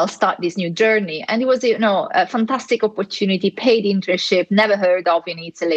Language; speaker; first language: English; non-native, fluent; Italian